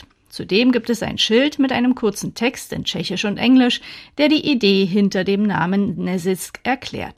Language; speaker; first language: German; native; German